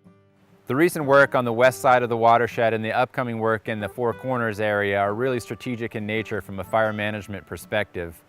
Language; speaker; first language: English; native; English